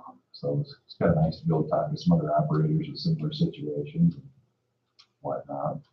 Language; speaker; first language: English; native; English